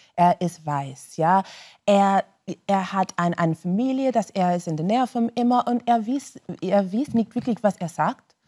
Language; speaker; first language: German; non-native, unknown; English